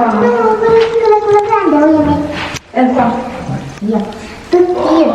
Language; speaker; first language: Italian; early bilingual, heritage; Albanian